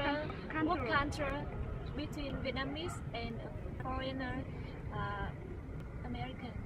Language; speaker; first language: English; non-native, learner; Vietnamese